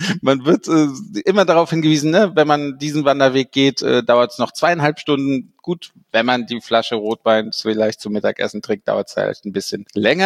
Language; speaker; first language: German; native; German